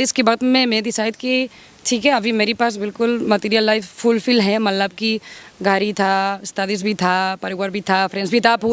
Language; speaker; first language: Hindi; non-native, learner; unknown